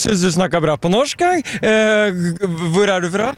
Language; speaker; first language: Norwegian; native; Norwegian